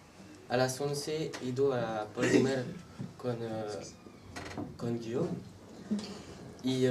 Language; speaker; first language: Spanish; non-native, learner; French